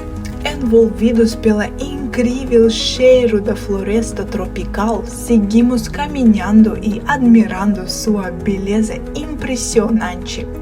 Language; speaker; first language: Portuguese; non-native, fluent; Russian